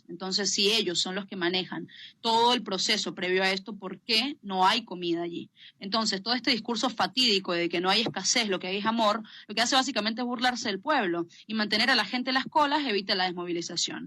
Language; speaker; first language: Spanish; native; Spanish